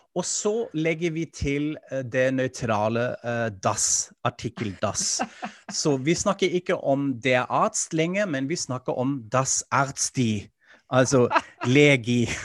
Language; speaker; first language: Norwegian; non-native, fluent; German